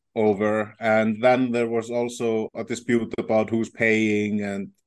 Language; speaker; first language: English; non-native, fluent; Icelandic